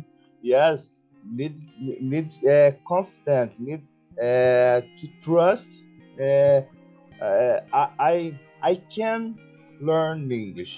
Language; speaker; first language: English; non-native, learner; Portuguese